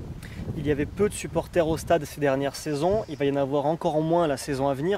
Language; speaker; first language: French; native; French